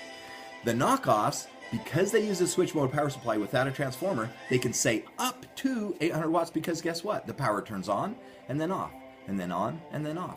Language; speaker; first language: English; native; English